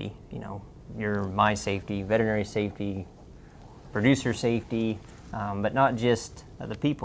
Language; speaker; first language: English; native; English